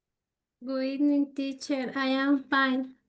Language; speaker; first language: English; non-native, learner; Spanish